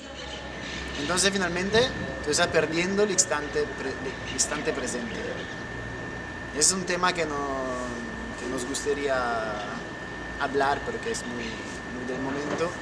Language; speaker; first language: Spanish; non-native, learner; Italian